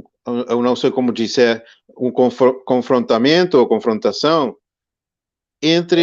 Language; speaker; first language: Portuguese; non-native, fluent; Spanish